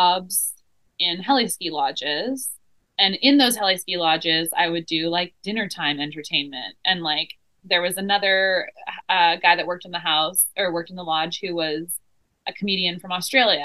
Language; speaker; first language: English; native; English